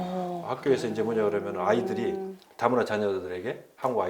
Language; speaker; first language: Korean; native; Korean